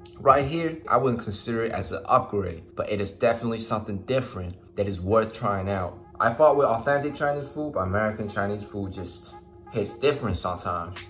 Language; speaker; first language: English; non-native, fluent; Chinese